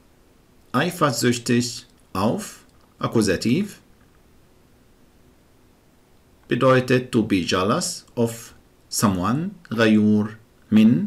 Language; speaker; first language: German; non-native, fluent; Arabic